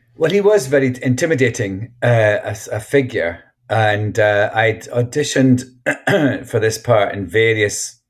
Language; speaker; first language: English; native; English